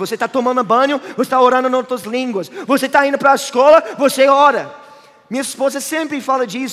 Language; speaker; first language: Portuguese; non-native, fluent; English